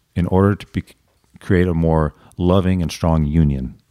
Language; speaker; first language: English; native; English